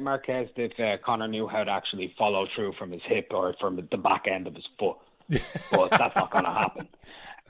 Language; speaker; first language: English; native; English